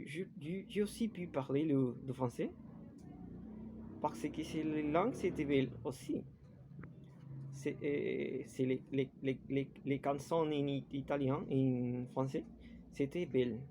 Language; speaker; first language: French; non-native, learner; Spanish